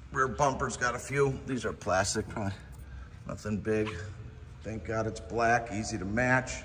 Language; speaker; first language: English; native; English